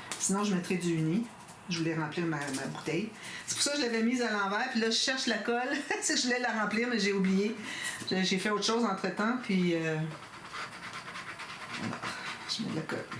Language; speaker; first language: French; native; French